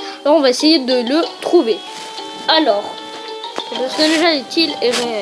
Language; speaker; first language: French; early bilingual, other home language; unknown